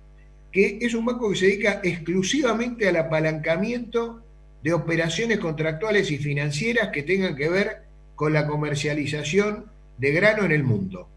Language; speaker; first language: Spanish; native; Spanish